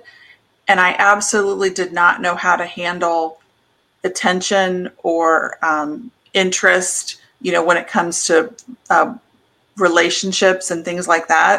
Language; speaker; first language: English; native; English